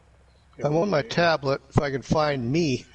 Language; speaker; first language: English; native; English